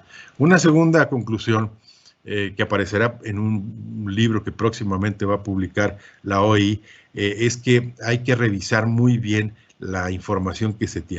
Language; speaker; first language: Spanish; native; Spanish